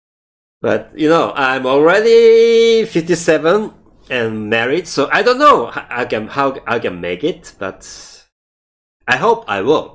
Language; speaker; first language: English; non-native, learner; Japanese